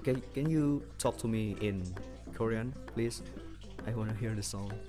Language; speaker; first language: English; non-native, fluent; Indonesian